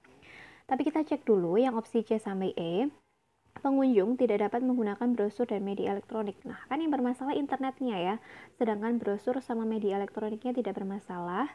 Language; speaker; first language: Indonesian; native; Indonesian